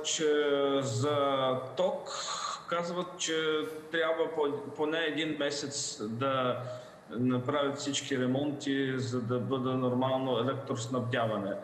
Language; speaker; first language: Bulgarian; non-native, fluent; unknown